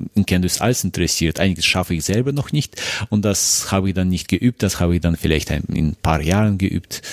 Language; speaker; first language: German; non-native, fluent; Russian